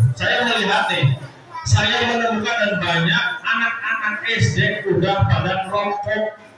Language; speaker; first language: Indonesian; non-native, local second language; Sundanese